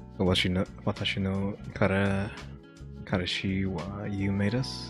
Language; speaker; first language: Japanese; non-native, learner; English